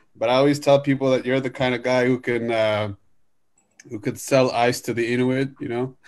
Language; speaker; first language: English; native; English